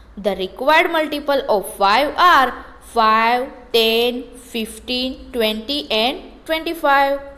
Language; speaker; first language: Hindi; non-native, local second language; Gujarati